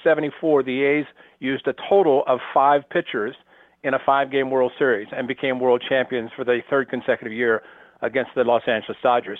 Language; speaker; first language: English; native; English